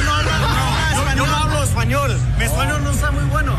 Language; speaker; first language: Spanish; early bilingual, heritage; Spanish